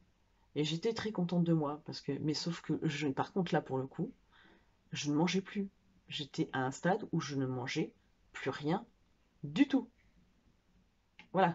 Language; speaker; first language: French; native; French